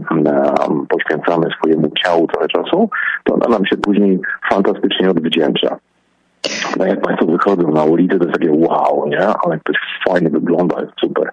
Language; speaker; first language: Polish; native; Polish